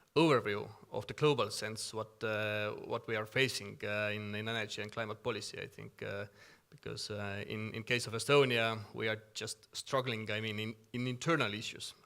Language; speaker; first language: English; non-native, fluent; Estonian